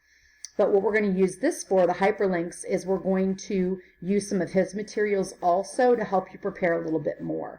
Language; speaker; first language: English; native; English